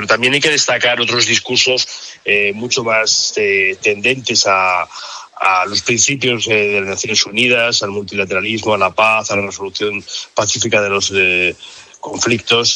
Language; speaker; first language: Spanish; native; Spanish